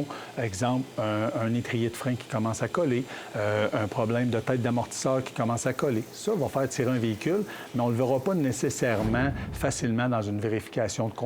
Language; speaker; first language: French; native; French